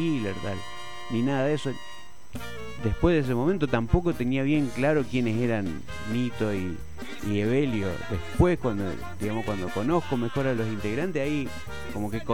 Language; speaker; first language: Spanish; native; Spanish